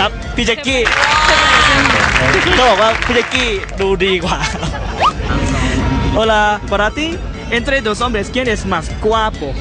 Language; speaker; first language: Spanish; non-native, learner; Thai